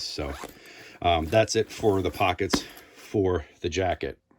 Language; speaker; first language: English; native; English